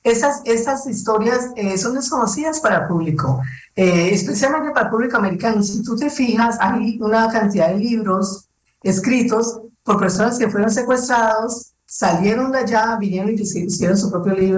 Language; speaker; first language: Spanish; native; Spanish